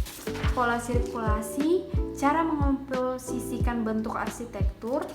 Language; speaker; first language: Indonesian; native; Indonesian